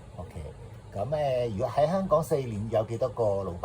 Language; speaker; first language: Chinese; native; Chinese